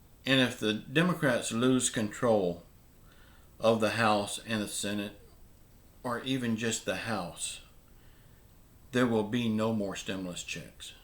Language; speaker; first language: English; native; English